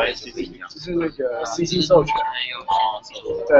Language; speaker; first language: Chinese; native; Chinese